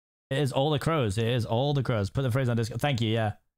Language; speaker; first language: English; native; English